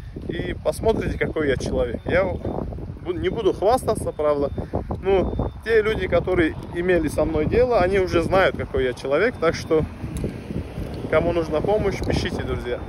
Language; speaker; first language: Russian; non-native, local second language; Turkish